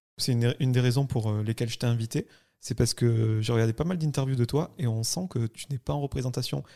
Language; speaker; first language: French; native; French